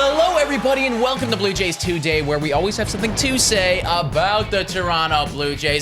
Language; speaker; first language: English; native; English